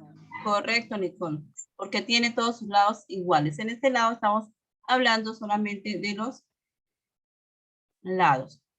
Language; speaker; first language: Spanish; native; Spanish